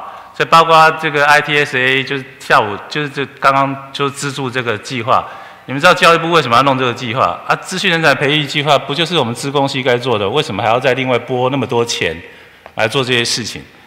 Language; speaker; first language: Chinese; native; Chinese